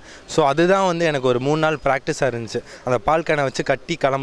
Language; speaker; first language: Tamil; native; Tamil